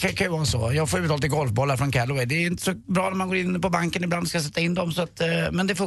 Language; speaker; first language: Swedish; native; Swedish